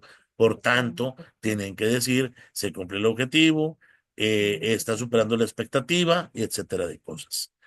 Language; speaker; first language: Spanish; native; Spanish